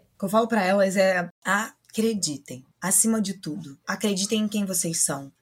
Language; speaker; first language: Portuguese; native; Portuguese